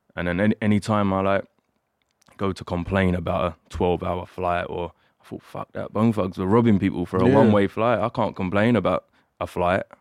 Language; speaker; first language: English; native; English